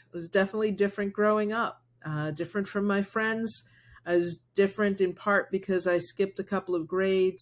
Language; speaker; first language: English; early bilingual, other home language; Spanish